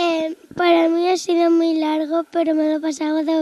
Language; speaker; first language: Spanish; non-native, local second language; Catalan